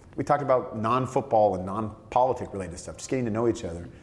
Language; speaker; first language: English; native; English